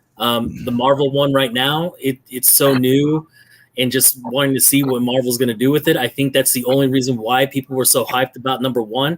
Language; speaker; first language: English; native; English